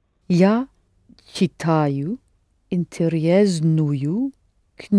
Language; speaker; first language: Russian; non-native, learner; English